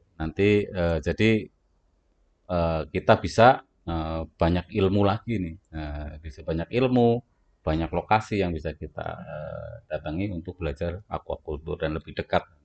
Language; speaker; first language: Indonesian; non-native, local second language; Javanese